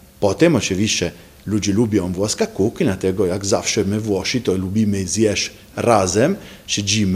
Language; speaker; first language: Polish; non-native, fluent; Italian